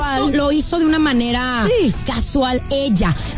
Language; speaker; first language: Spanish; native; Spanish